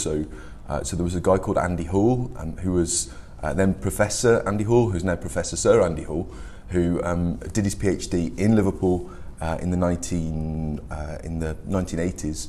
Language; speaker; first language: English; native; English